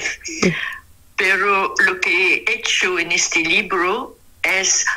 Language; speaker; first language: Spanish; non-native, fluent; Arabic